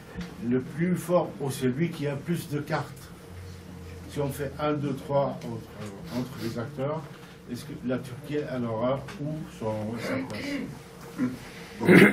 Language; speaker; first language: French; non-native, fluent; Arabic